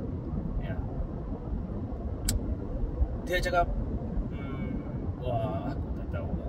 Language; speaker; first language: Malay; non-native, fluent; Korean